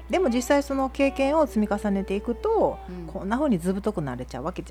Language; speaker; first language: Japanese; native; Japanese